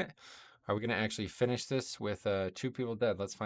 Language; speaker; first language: English; native; English